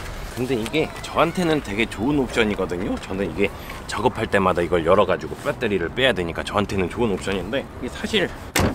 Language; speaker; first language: Korean; native; Korean